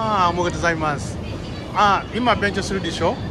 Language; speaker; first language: Japanese; non-native, learner; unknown